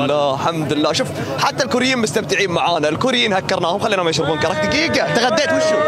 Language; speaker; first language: Arabic; native; Arabic